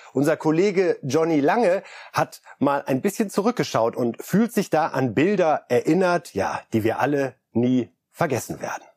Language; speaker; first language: German; native; German